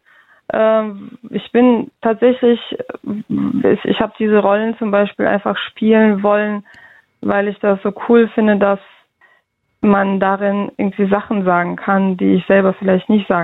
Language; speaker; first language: German; early bilingual, other home language; Russian